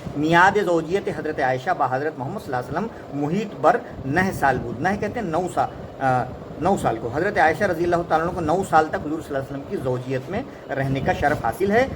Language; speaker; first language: Urdu; native; Urdu